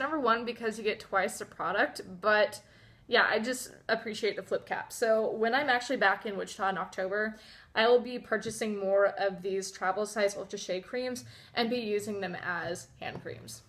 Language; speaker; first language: English; native; English